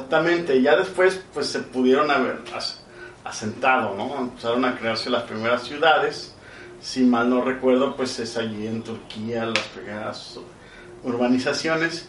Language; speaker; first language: Spanish; native; Spanish